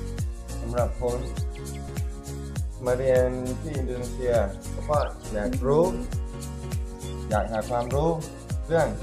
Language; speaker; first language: Thai; non-native, local second language; Malay